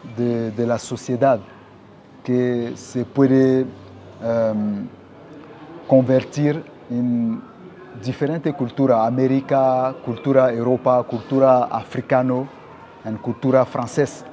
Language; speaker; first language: Spanish; non-native, learner; French